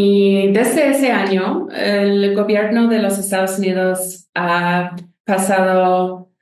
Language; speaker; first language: Spanish; non-native, fluent; English